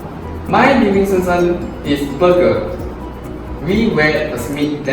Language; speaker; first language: German; non-native, learner; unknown